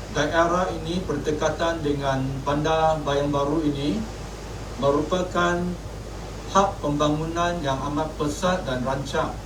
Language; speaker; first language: Malay; non-native, local second language; Chinese